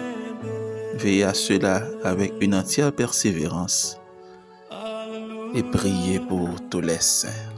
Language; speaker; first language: French; non-native, learner; Haitian Creole